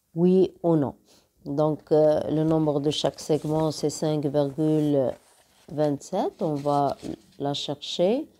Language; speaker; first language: French; non-native, local second language; Arabic